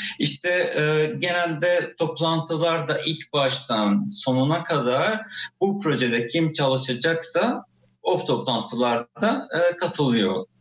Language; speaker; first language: Turkish; non-native, fluent; Arabic